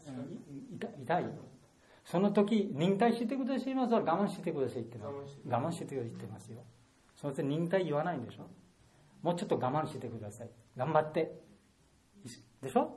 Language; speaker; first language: Japanese; non-native, learner; Bangla